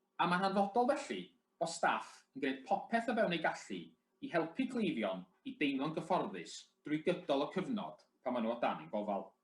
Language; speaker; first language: Welsh; native; Welsh